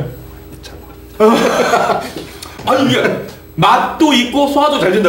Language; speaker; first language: Korean; native; Korean